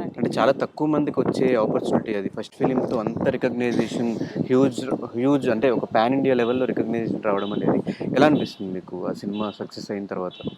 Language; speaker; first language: Telugu; native; Telugu